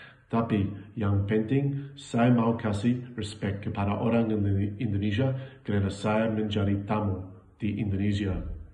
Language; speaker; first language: Indonesian; non-native, fluent; English